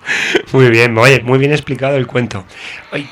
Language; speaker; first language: Spanish; native; Spanish